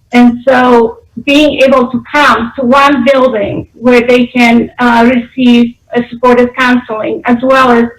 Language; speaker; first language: English; non-native, fluent; Polish